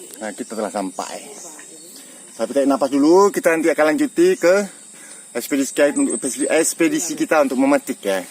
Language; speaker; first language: Malay; non-native, local second language; Achinese